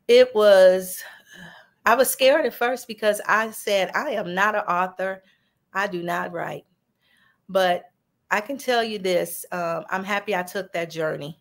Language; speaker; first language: English; native; English